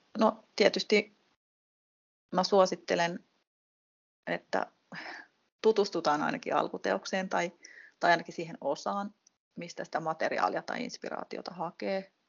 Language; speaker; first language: Finnish; native; Finnish